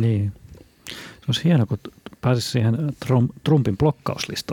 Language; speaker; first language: Finnish; native; Finnish